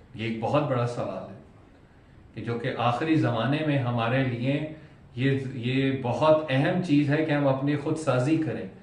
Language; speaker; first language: Urdu; native; Urdu